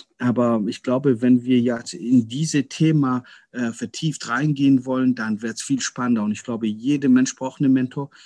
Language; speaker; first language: German; early bilingual, other home language; Persian